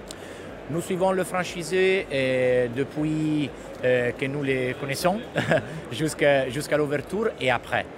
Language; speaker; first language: French; non-native, fluent; Italian